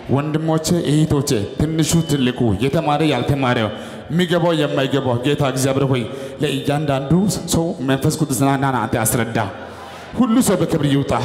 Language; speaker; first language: Amharic; non-native, local second language; Wolaytta